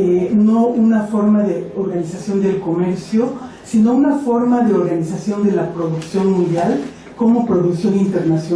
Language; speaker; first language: Spanish; native; Spanish